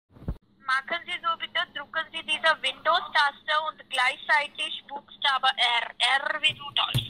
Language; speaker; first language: German; non-native, learner; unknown